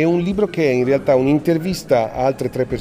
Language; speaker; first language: Italian; native; Italian